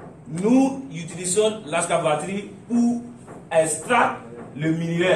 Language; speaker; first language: French; non-native, learner; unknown